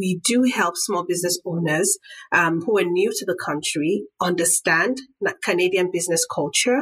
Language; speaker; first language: English; non-native, local second language; Yoruba